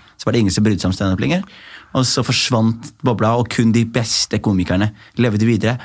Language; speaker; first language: Norwegian; early bilingual, other home language; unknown